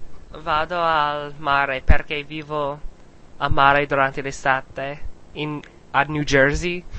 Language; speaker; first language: Italian; non-native, learner; English